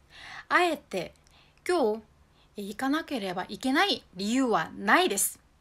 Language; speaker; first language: Japanese; non-native, fluent; Korean